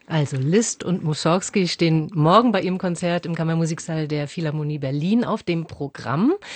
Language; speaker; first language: German; native; German